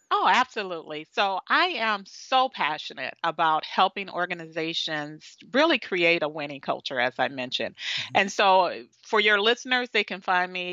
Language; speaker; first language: English; native; English